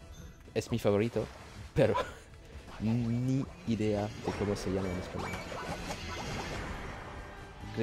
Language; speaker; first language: Spanish; non-native, learner; French